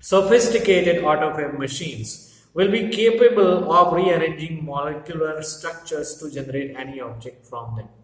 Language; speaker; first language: English; non-native, local second language; Gujarati